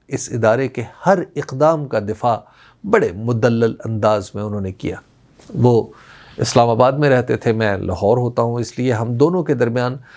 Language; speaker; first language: Urdu; non-native, local second language; Punjabi